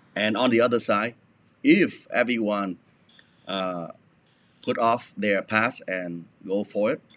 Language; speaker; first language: English; non-native, fluent; Vietnamese